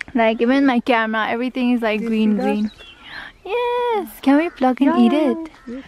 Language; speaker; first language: English; non-native, local second language; Tangkhul Naga (India)